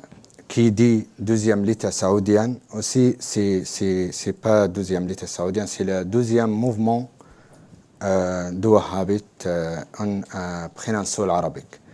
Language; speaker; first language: French; non-native, learner; Arabic